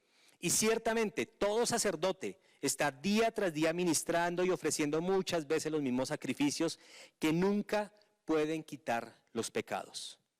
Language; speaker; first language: Spanish; native; Spanish